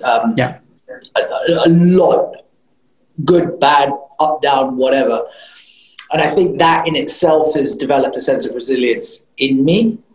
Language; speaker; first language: English; native; English